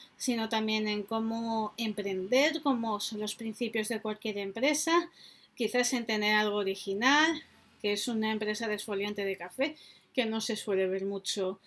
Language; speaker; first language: Spanish; native; Spanish